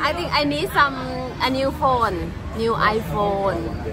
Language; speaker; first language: English; non-native, learner; Thai